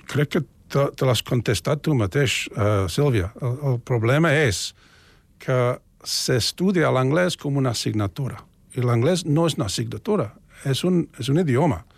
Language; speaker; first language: Catalan; non-native, fluent; English